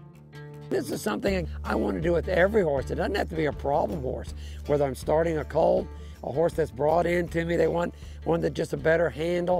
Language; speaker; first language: English; native; English